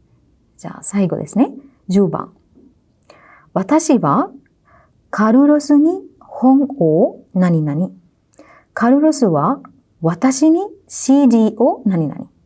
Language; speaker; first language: Japanese; non-native, fluent; Sinhala